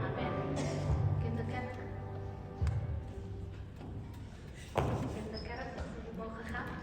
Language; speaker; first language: Dutch; non-native, fluent; Indonesian